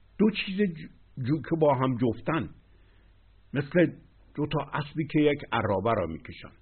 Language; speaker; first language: Persian; native; Persian